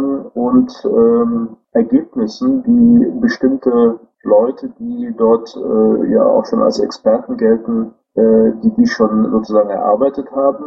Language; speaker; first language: German; native; German